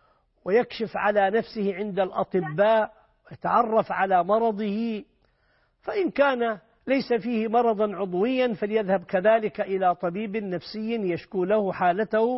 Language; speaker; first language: Arabic; native; Arabic